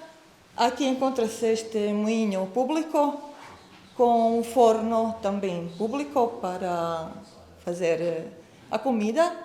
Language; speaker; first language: Portuguese; non-native, fluent; Croatian